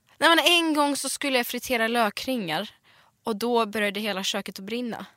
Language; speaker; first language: Swedish; early bilingual, other home language; Russian